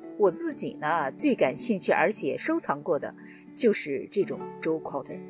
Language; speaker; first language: Chinese; native; Chinese